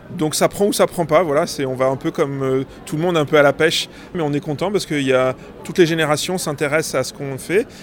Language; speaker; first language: French; native; French